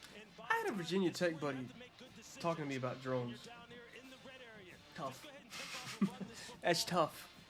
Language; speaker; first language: English; native; English